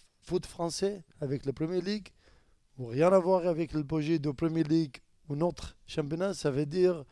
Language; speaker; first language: French; non-native, learner; Arabic